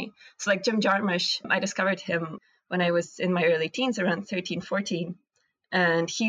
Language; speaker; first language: English; non-native, fluent; Russian